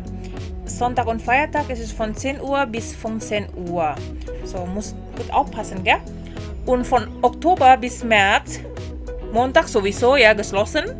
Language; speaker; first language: German; non-native, learner; Indonesian